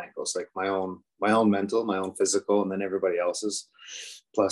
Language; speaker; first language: English; native; English